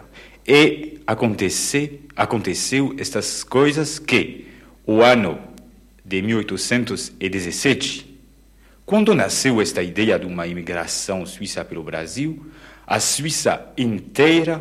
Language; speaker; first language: Portuguese; non-native, fluent; French